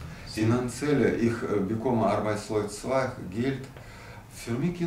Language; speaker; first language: German; non-native, learner; Russian